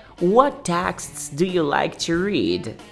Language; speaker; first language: English; non-native, fluent; Portuguese